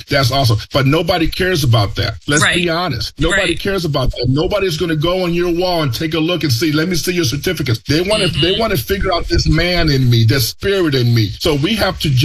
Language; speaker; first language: English; early bilingual, other home language; Spanish